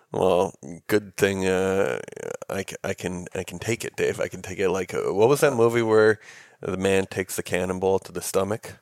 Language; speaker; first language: English; native; English